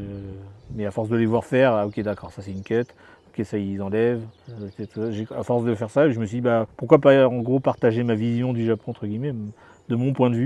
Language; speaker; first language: French; native; French